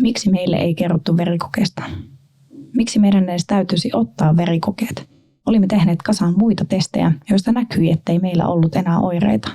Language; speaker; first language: Finnish; native; Finnish